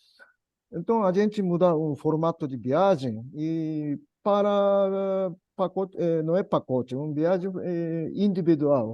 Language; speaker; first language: Portuguese; non-native, learner; Japanese